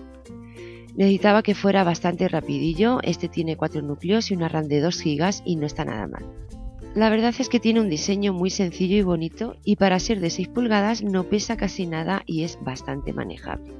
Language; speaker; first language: Spanish; native; Spanish